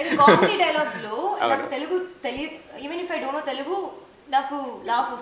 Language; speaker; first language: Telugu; non-native, learner; Tamil